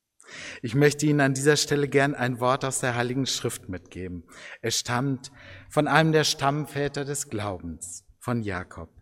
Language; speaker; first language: German; native; German